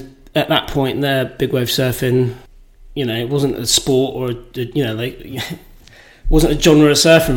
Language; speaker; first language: English; native; English